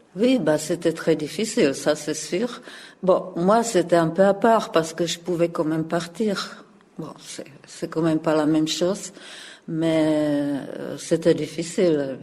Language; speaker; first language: French; non-native, fluent; Czech